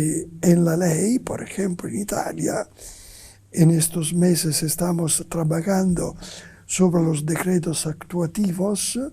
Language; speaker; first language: Spanish; non-native, fluent; Italian